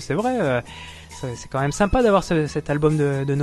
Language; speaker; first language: French; native; French